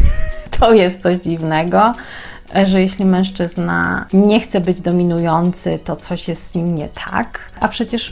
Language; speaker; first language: Polish; native; Polish